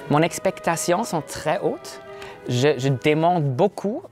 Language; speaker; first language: French; non-native, learner; German